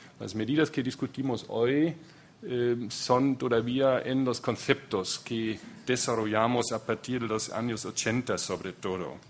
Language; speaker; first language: Spanish; non-native, fluent; German